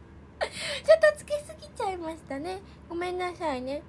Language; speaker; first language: Japanese; native; Japanese